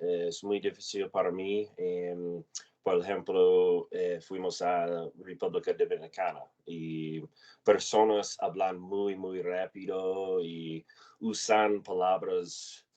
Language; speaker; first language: Spanish; non-native, learner; English